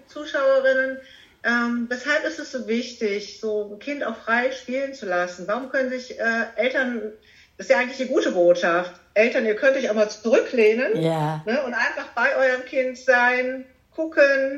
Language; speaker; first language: German; native; German